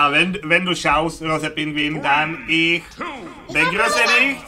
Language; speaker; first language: German; non-native, learner; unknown